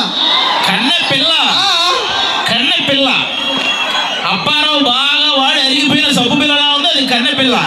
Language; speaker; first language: Telugu; native; Telugu